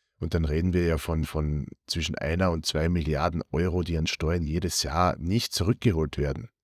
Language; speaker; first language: German; native; German